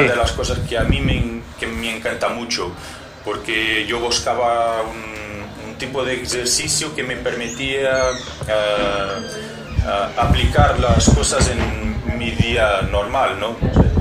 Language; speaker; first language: Spanish; non-native, learner; Portuguese